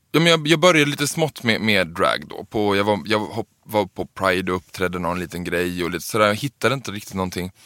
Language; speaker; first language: Swedish; native; Swedish